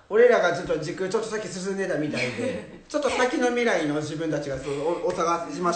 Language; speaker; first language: Japanese; native; Japanese